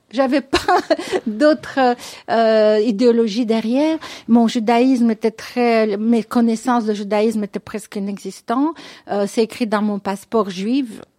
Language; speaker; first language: French; non-native, fluent; Russian